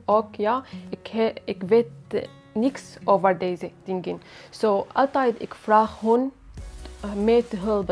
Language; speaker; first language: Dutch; non-native, learner; Arabic